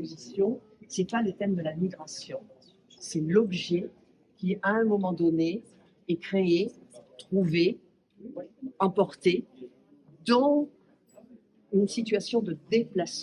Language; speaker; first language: French; native; French